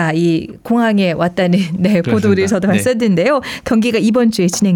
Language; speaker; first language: Korean; native; Korean